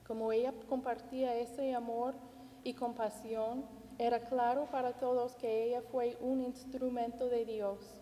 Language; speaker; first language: Spanish; non-native, fluent; English